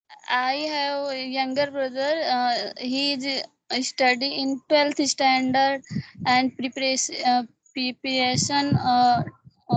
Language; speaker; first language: English; non-native, learner; Hindi